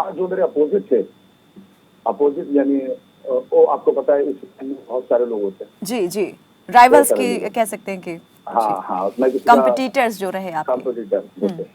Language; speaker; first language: Hindi; native; Hindi